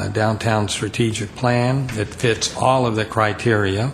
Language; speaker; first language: English; native; English